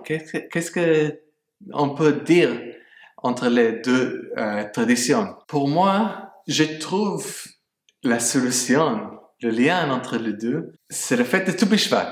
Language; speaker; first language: French; non-native, fluent; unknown